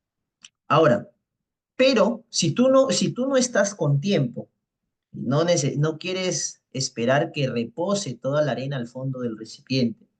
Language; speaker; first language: Spanish; native; Spanish